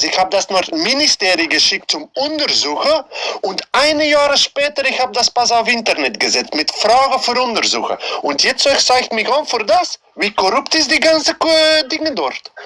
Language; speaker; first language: German; non-native, learner; Dutch